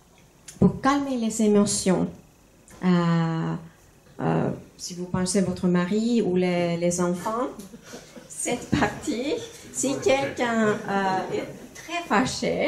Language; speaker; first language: French; non-native, fluent; Finnish